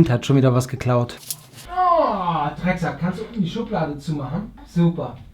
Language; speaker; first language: German; native; German